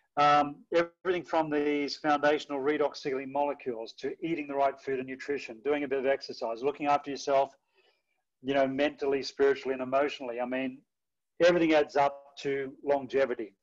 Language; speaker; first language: English; native; English